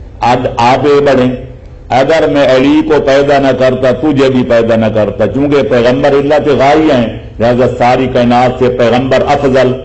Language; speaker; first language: Urdu; non-native, local second language; Punjabi